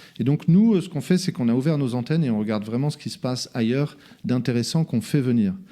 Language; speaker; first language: French; native; French